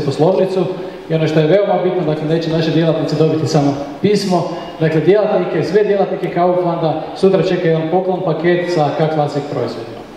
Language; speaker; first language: Croatian; native; Croatian